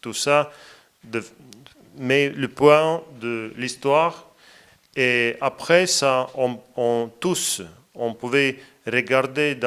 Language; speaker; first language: French; non-native, fluent; Latvian